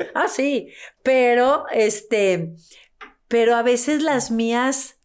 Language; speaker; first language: Spanish; native; Spanish